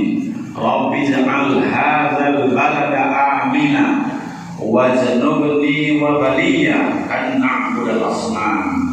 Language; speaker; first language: Indonesian; non-native, local second language; Minangkabau